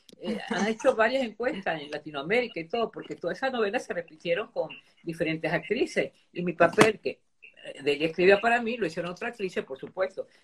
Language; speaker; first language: Spanish; early bilingual, other home language; Italian